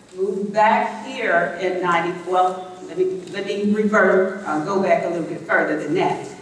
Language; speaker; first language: English; native; English